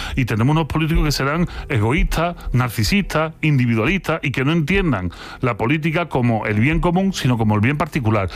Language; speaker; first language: Spanish; native; Spanish